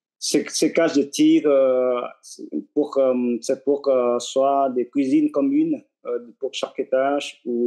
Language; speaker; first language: French; non-native, fluent; Vietnamese